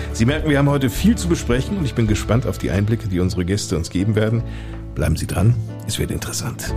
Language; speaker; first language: German; native; German